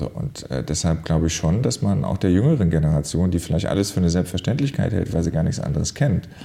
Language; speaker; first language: German; native; German